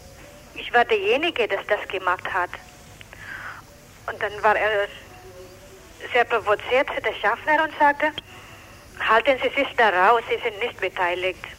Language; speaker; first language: German; non-native, learner; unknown